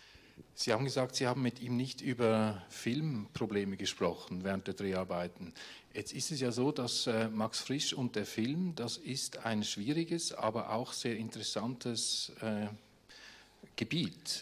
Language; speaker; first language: German; native; German